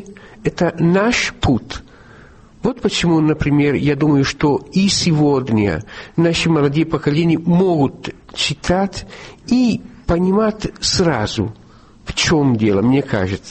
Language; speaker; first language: Russian; non-native, fluent; Italian